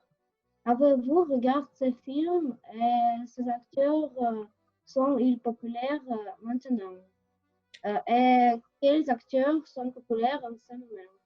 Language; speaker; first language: French; non-native, learner; Russian